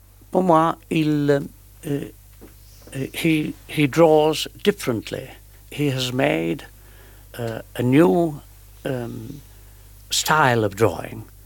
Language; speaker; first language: English; native; English